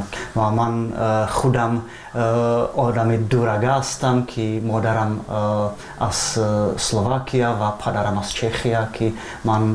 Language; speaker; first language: Persian; non-native, fluent; Czech